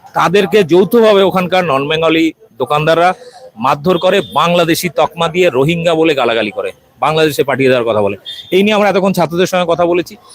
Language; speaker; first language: Bangla; native; Bangla